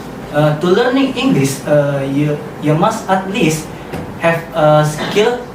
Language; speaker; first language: English; non-native, learner; Indonesian